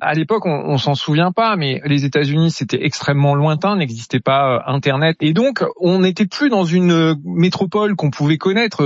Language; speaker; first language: French; native; French